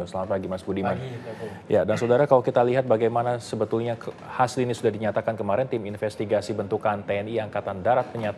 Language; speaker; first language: Indonesian; native; Indonesian